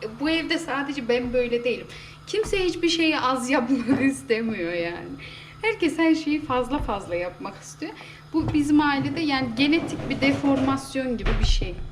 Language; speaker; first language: Turkish; native; Turkish